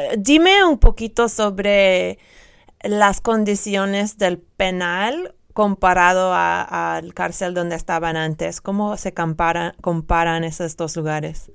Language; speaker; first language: Spanish; non-native, fluent; English